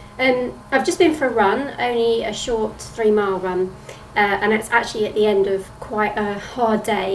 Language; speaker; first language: English; native; English